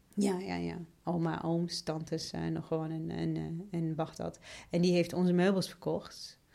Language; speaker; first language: Dutch; non-native, fluent; Arabic